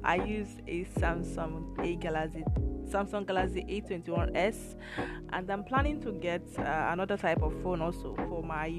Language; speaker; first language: English; non-native, local second language; Igbo